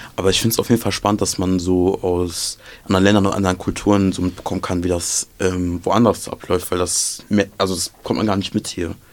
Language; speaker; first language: German; native; German